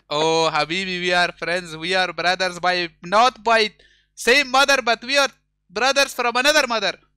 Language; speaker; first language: English; non-native, learner; Persian